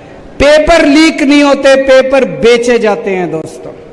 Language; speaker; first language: Hindi; native; Hindi